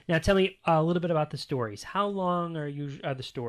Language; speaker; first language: English; native; English